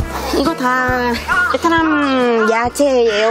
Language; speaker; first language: Korean; non-native, learner; Vietnamese